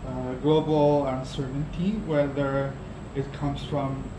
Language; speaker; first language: English; non-native, fluent; Italian